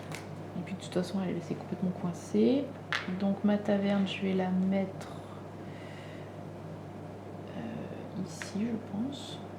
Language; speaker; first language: French; native; French